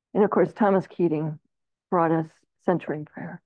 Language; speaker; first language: English; native; English